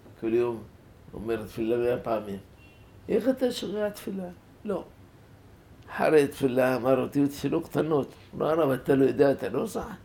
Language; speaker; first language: Hebrew; non-native, fluent; Arabic